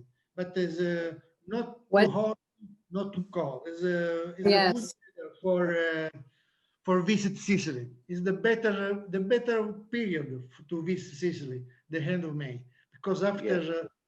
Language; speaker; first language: English; non-native, learner; Italian